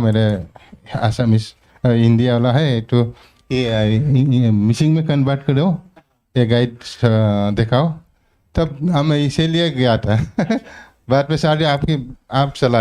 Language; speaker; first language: Hindi; non-native, local second language; Mising